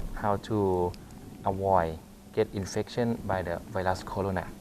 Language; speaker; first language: English; non-native, fluent; Thai